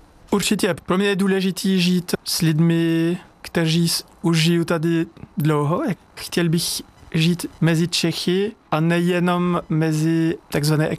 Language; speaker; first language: Czech; non-native, learner; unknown